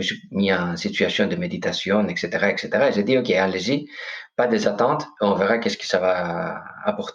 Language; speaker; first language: French; non-native, fluent; Greek